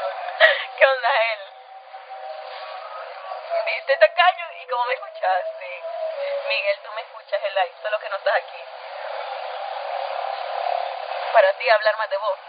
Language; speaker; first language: Spanish; native; Spanish